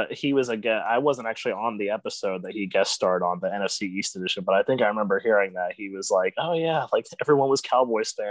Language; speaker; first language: English; native; English